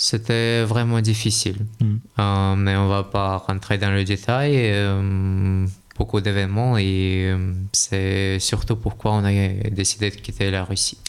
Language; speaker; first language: French; non-native, learner; Russian